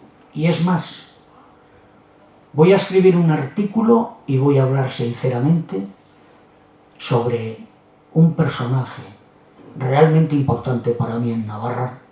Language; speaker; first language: Spanish; native; Spanish